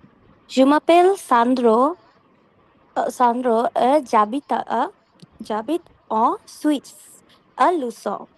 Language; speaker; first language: French; non-native, learner; Bangla